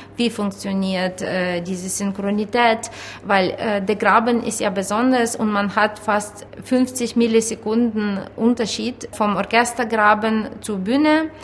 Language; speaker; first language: German; non-native, fluent; Ukrainian